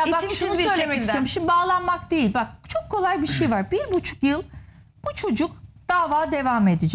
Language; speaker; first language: Turkish; native; Turkish